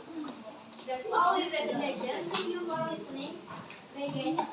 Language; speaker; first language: English; non-native, learner; Indonesian